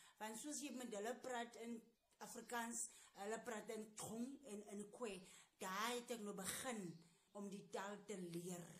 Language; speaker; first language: Afrikaans; non-native, local second language; Tswana